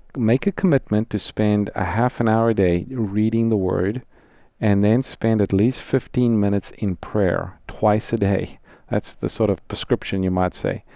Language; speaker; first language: English; native; English